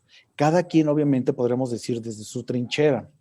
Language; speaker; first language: Spanish; native; Spanish